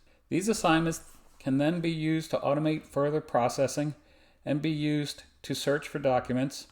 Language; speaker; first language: English; native; English